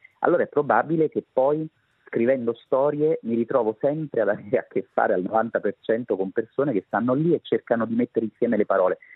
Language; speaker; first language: Italian; native; Italian